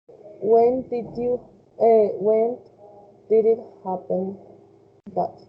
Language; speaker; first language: English; non-native, fluent; Spanish